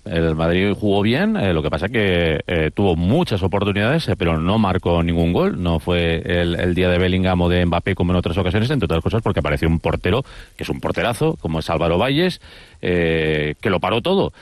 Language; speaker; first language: Spanish; native; Spanish